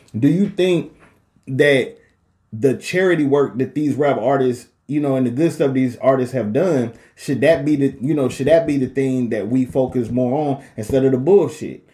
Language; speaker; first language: English; native; English